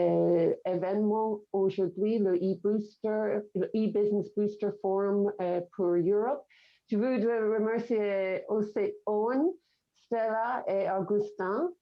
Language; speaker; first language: French; non-native, fluent; English